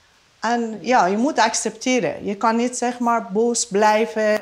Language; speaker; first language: Dutch; non-native, learner; Persian